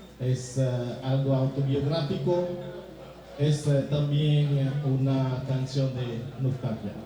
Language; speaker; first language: Spanish; non-native, fluent; Haitian Creole